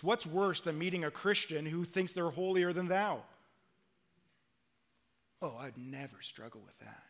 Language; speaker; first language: English; native; English